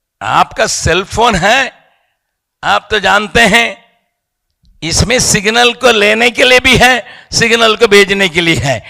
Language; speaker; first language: Hindi; non-native, local second language; Tamil